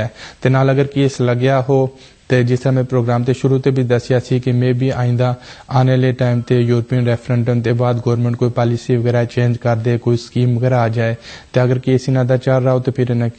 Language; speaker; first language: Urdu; non-native, local second language; Punjabi